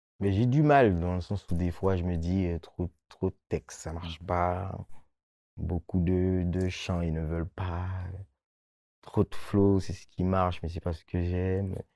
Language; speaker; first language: French; non-native, local second language; Guadeloupean Creole French